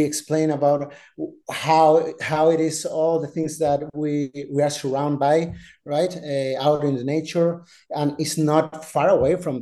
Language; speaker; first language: English; non-native, fluent; Spanish